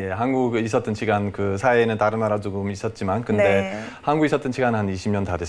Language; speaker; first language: Korean; non-native, fluent; German